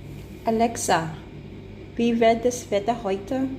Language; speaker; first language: German; non-native, learner; Filipino